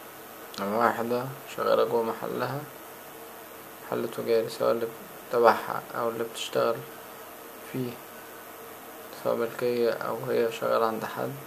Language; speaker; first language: Arabic; native; Arabic